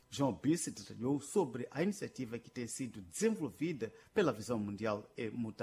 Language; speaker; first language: Portuguese; native; Portuguese